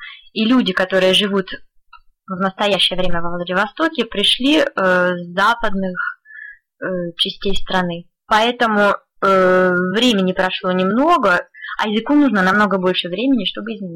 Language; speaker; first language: Russian; native; Russian